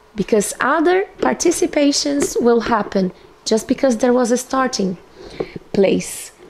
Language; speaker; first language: English; non-native, fluent; Portuguese